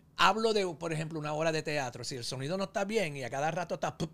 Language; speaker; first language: Spanish; early bilingual, heritage; Spanish